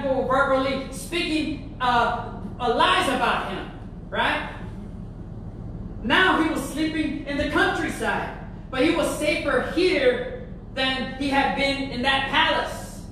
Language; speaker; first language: English; early bilingual, other home language; Spanish